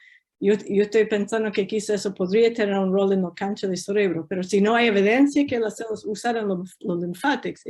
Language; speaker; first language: Spanish; non-native, fluent; English